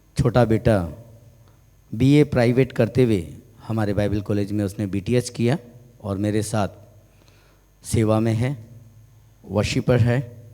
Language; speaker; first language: Hindi; non-native, local second language; Malayalam